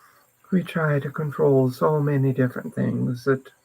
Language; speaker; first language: English; native; English